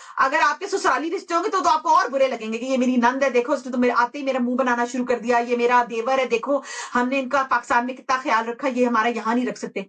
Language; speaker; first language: Urdu; native; Urdu